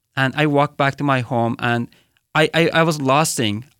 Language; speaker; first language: English; non-native, fluent; Persian